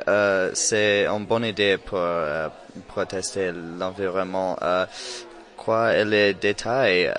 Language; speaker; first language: French; non-native, learner; English